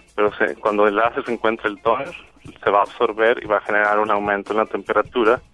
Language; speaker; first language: Spanish; native; Spanish